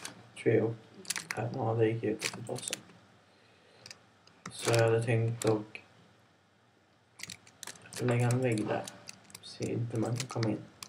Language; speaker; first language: Swedish; native; Swedish